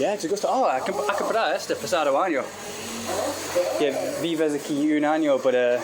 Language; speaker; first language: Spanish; non-native, learner; English